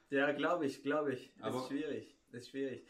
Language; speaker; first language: German; non-native, fluent; Arabic